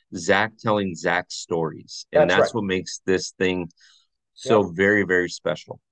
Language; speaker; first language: English; native; English